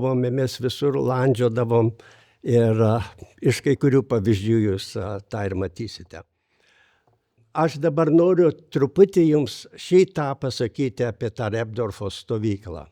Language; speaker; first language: Lithuanian; native; Lithuanian